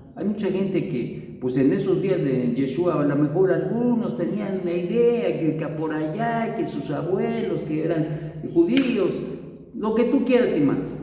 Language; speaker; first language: Spanish; native; Spanish